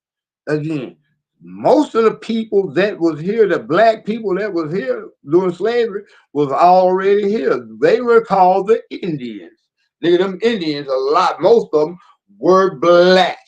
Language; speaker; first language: English; native; English